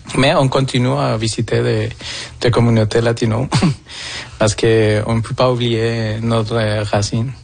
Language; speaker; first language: French; non-native, fluent; Spanish